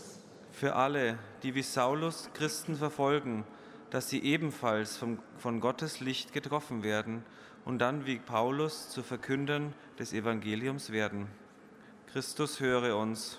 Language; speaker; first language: German; native; German